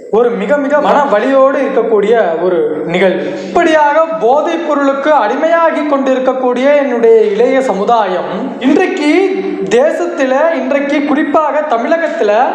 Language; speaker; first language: Tamil; non-native, local second language; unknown